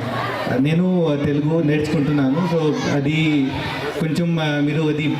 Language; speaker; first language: Telugu; non-native, learner; Hindi